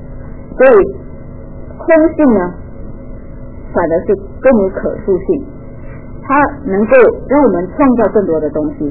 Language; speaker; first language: Chinese; native; Chinese